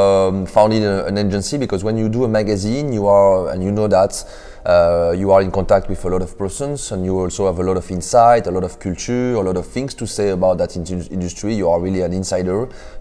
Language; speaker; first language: English; non-native, fluent; French